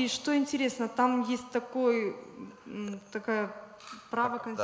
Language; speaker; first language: Polish; non-native, learner; Russian